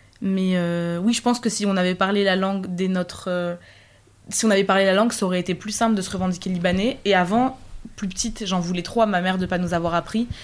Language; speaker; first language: French; native; French